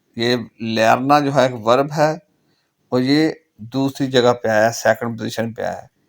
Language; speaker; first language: Urdu; non-native, local second language; Punjabi